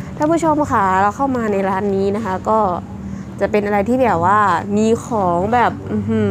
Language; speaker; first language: Thai; native; Thai